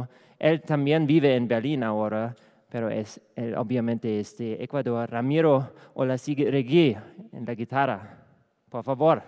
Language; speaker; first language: Spanish; non-native, learner; German